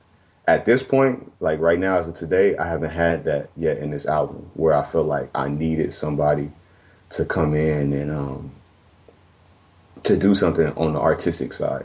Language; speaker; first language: English; native; English